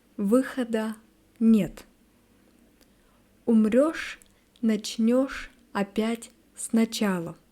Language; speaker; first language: Russian; native; Russian